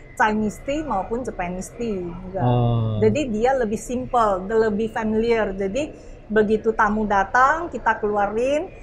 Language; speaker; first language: Indonesian; non-native, fluent; Malay